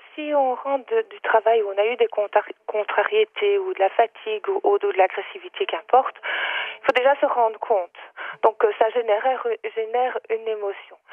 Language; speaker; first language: French; native; French